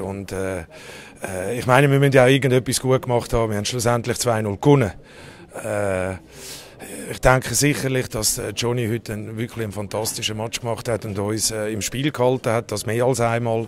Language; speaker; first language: German; native; German